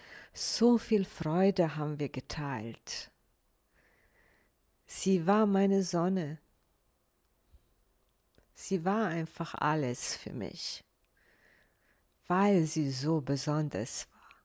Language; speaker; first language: German; non-native, fluent; Bosnian